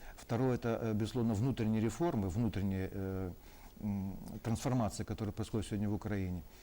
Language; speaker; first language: Russian; native; Russian